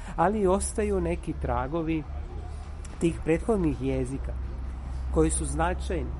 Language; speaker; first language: Serbian; non-native, fluent; Italian